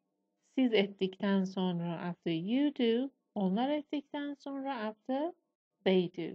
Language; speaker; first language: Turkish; non-native, fluent; Persian